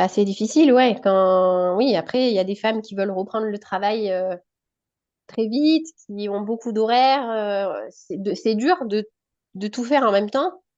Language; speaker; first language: French; native; French